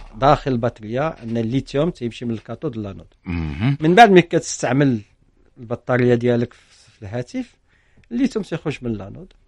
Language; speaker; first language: Arabic; native; Arabic